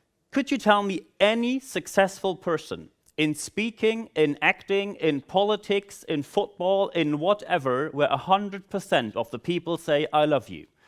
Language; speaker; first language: English; non-native, fluent; German